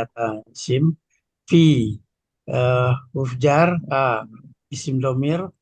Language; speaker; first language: Arabic; non-native, learner; Indonesian